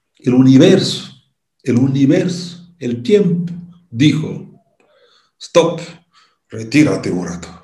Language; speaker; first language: Spanish; non-native, fluent; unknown